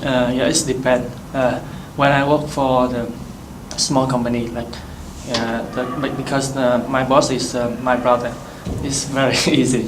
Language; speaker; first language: English; non-native, learner; Vietnamese